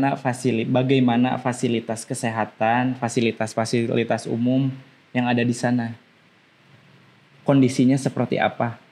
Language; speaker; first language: Indonesian; non-native, local second language; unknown